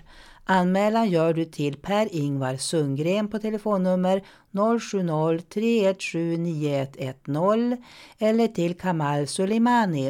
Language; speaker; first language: Swedish; native; Swedish